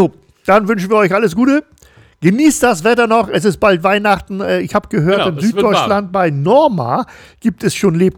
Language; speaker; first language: German; native; German